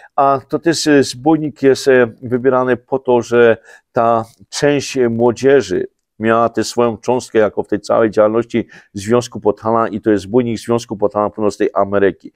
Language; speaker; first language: Polish; native; Polish